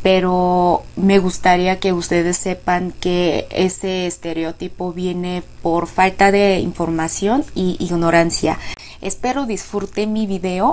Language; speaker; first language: Spanish; non-native, fluent; Korean